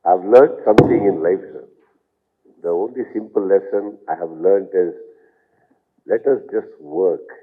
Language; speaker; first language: English; non-native, local second language; Kannada